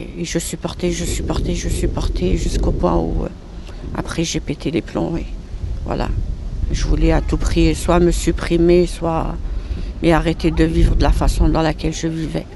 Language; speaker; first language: French; non-native, local second language; Arabic